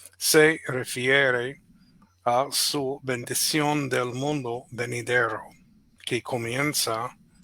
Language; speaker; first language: Spanish; non-native, fluent; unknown